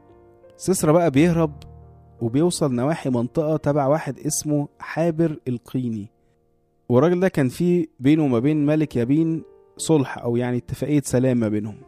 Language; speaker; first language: Arabic; native; Arabic